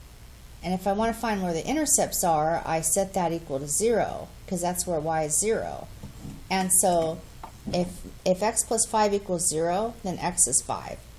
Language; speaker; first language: English; native; English